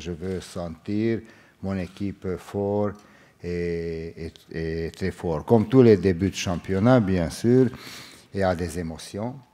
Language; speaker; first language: French; non-native, fluent; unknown